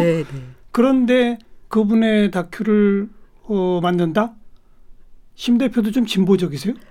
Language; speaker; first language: Korean; native; Korean